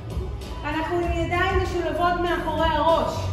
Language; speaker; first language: Hebrew; native; Hebrew